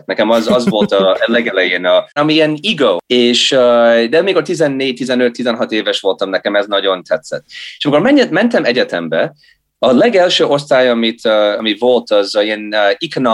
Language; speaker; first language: Hungarian; early bilingual, heritage; Hungarian